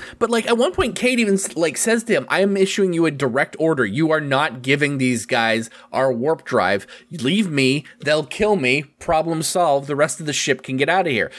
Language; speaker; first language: English; native; English